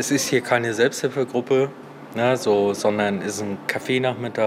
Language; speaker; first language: German; native; German